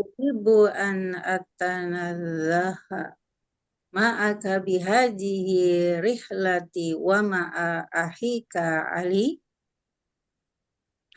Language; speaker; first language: Arabic; non-native, learner; Indonesian